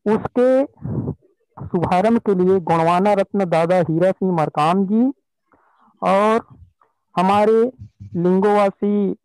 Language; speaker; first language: Hindi; native; Hindi